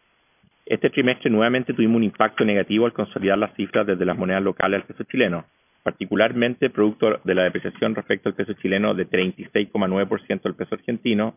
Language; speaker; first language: Spanish; native; Spanish